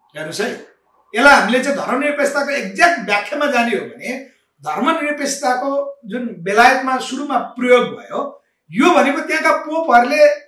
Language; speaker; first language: Nepali; native; Nepali